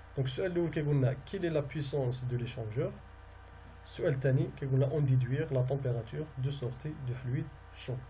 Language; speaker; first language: French; non-native, local second language; Arabic